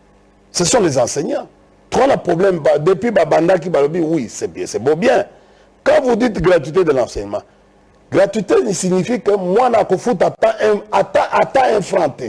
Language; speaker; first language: French; non-native, local second language; Lingala